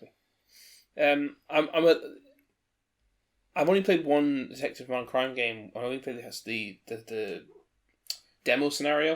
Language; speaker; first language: English; native; English